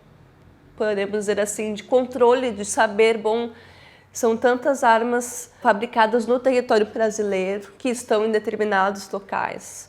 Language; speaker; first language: Portuguese; native; Portuguese